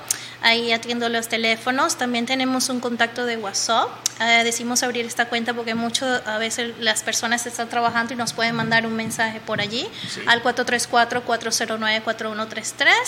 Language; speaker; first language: Spanish; native; Spanish